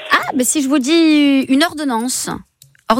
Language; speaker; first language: French; native; French